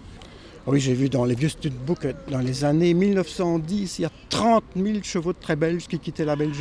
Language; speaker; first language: French; native; French